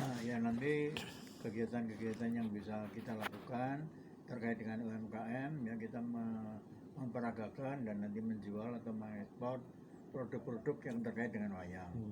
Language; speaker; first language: Indonesian; native; Indonesian